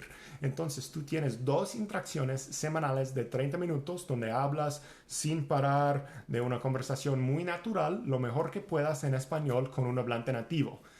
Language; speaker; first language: Spanish; non-native, fluent; English